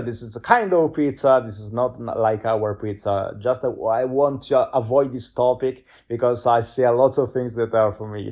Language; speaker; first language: English; non-native, fluent; Italian